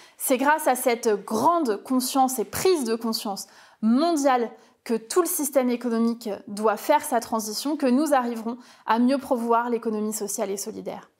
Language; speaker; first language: French; native; French